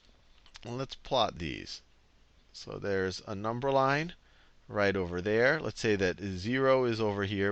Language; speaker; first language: English; native; English